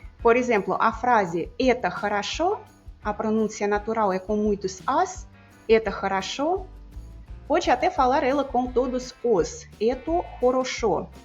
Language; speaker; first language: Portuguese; non-native, fluent; Russian